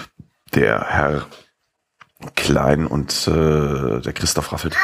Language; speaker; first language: German; native; German